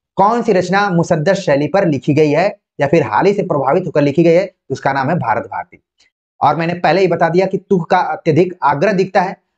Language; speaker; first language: Hindi; native; Hindi